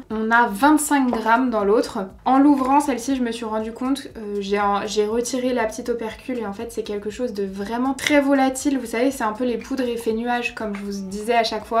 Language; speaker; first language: French; native; French